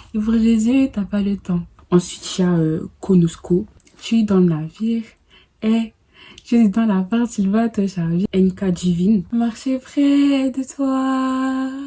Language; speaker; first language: French; early bilingual, other home language; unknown